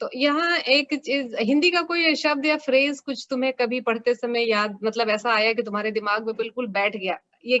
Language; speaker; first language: Hindi; native; Hindi